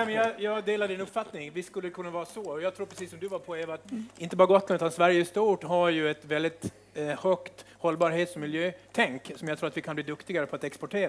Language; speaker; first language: Swedish; native; Swedish